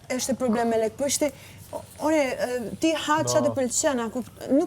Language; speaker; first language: Albanian; early bilingual, heritage; Albanian